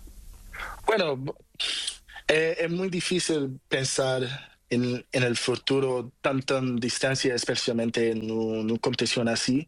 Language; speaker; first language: Spanish; non-native, learner; Portuguese